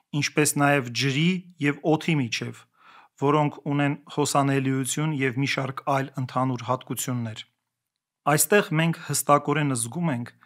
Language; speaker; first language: Armenian; native; Armenian